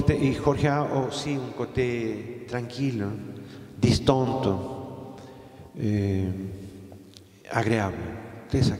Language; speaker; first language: French; non-native, fluent; Spanish